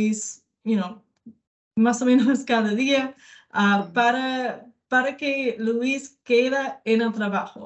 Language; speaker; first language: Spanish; non-native, learner; English